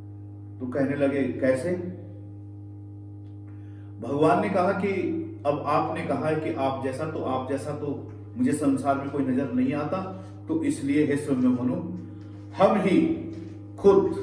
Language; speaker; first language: Hindi; native; Hindi